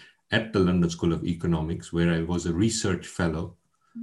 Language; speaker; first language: English; non-native, local second language; Gujarati